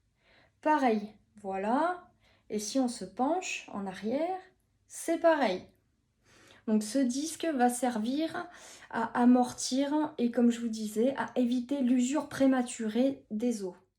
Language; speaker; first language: French; native; French